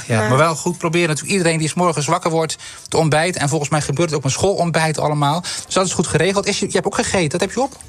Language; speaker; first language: Dutch; native; Dutch